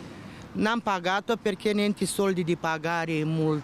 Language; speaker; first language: Italian; non-native, learner; Romanian